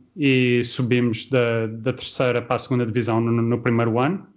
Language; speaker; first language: Portuguese; early bilingual, heritage; Portuguese